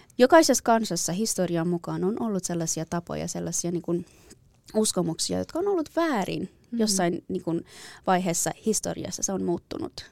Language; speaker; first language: Finnish; non-native, fluent; Persian